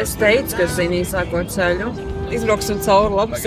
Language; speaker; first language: Latvian; native; Latvian